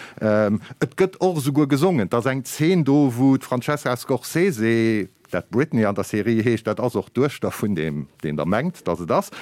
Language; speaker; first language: Luxembourgish; native; Luxembourgish